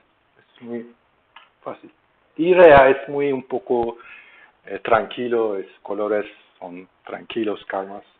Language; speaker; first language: Spanish; non-native, learner; Turkish